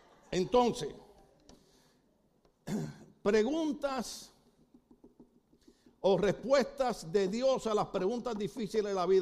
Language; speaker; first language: Spanish; native; Spanish